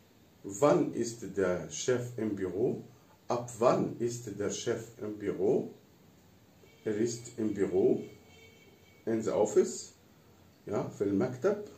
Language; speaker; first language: German; non-native, fluent; Arabic